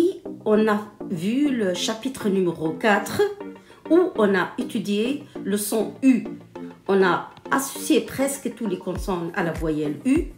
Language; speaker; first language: French; non-native, local second language; Arabic